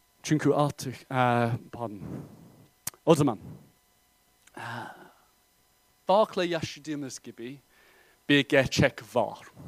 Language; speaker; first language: Turkish; non-native, fluent; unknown